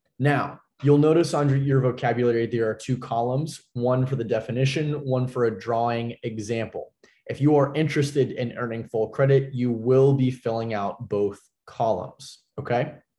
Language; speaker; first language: English; native; English